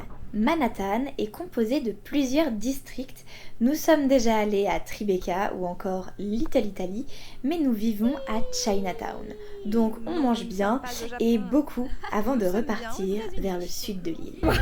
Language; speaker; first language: French; native; French